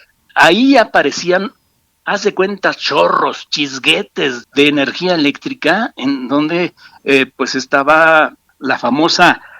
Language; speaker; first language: Spanish; native; Spanish